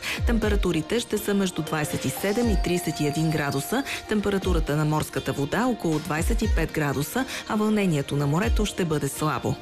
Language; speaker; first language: Bulgarian; native; Bulgarian